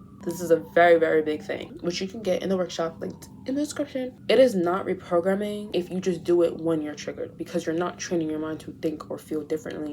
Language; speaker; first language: English; native; English